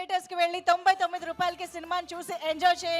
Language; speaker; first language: Telugu; native; Telugu